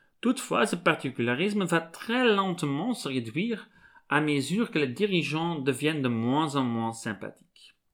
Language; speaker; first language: French; non-native, local second language; Dutch